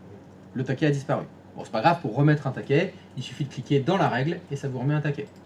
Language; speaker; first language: French; native; French